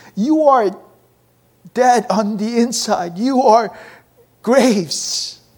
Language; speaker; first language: English; early bilingual, other home language; Korean